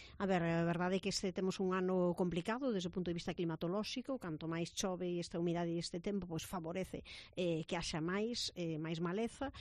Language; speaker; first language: Galician; native; Galician